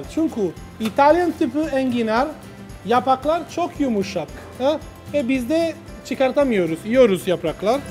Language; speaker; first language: Turkish; non-native, learner; Italian